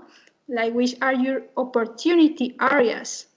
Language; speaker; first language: English; non-native, fluent; Spanish